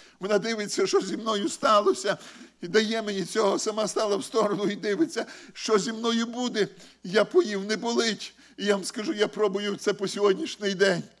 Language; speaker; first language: Ukrainian; native; Ukrainian